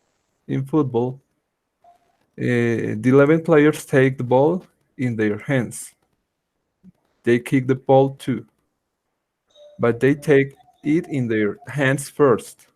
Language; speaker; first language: English; non-native, learner; Spanish